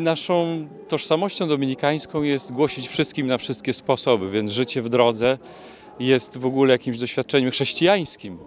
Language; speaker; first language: Polish; native; Polish